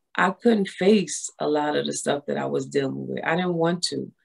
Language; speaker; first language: English; native; English